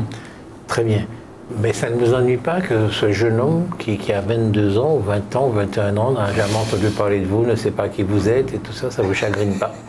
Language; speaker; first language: French; native; French